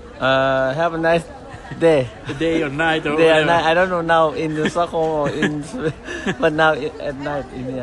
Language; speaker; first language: English; non-native, learner; Swedish